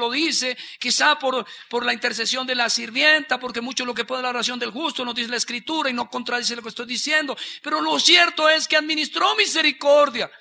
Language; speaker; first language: Spanish; native; Spanish